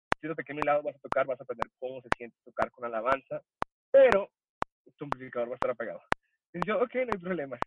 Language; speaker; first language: Spanish; early bilingual, heritage; Spanish